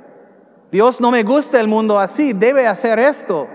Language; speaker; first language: Spanish; non-native, learner; English